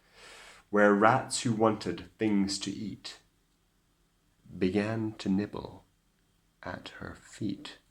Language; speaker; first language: English; native; English